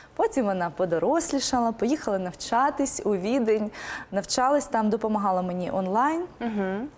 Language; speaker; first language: Ukrainian; non-native, local second language; Russian